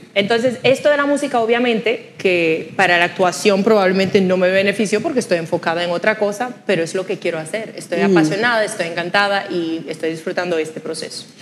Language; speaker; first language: Spanish; non-native, fluent; Haitian Creole